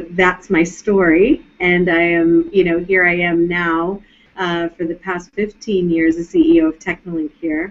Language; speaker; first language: English; native; English